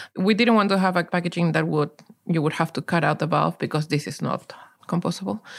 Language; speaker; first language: English; non-native, fluent; Spanish